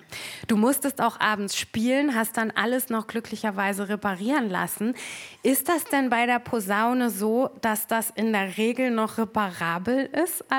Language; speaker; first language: German; native; German